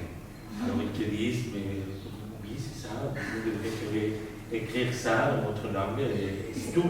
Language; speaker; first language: French; non-native, fluent; Spanish